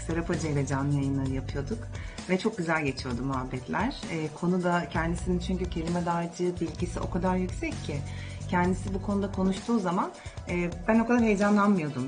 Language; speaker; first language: Turkish; native; Turkish